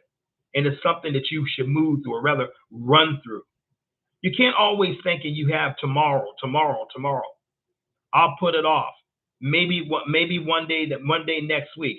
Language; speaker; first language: English; native; English